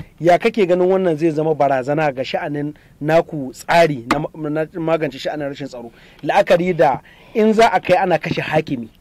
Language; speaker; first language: Hausa; native; Hausa